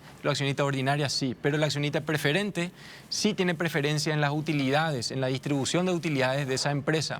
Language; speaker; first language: Spanish; native; Spanish